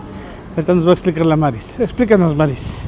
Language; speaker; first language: Spanish; native; Spanish